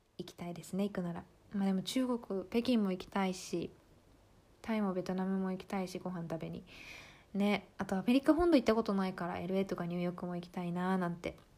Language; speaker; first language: Japanese; native; Japanese